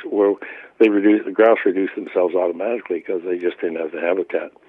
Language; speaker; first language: English; native; English